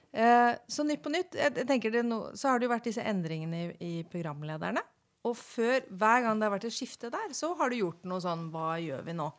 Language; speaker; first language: Norwegian; native; Norwegian